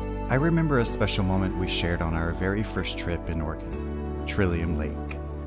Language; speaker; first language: English; native; English